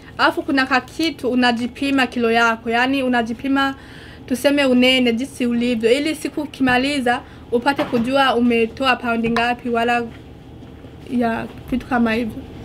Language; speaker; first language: Swahili; non-native, local second language; Rundi